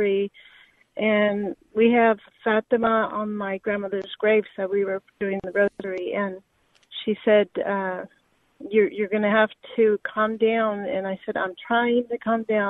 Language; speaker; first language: English; native; English